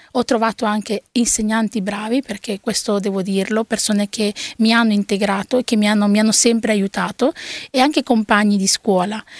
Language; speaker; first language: Italian; early bilingual, other home language; Spanish